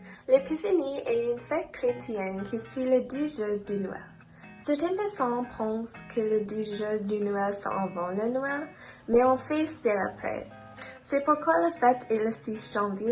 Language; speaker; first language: French; non-native, learner; English